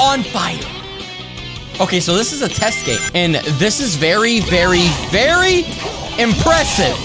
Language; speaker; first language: English; native; English